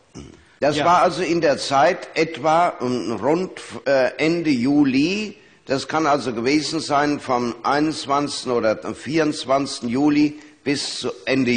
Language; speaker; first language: German; native; German